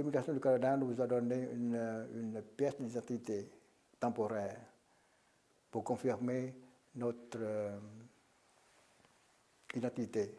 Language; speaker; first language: French; non-native, local second language; Vietnamese